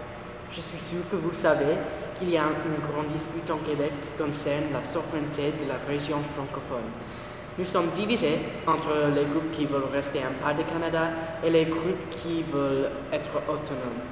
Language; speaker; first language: French; non-native, learner; English